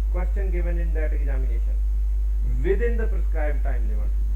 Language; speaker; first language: English; non-native, local second language; Punjabi